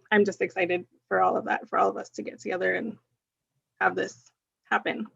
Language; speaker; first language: English; early bilingual, other home language; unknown